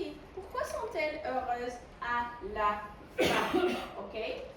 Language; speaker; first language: French; non-native, fluent; Spanish